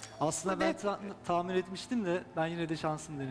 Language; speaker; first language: Turkish; native; Turkish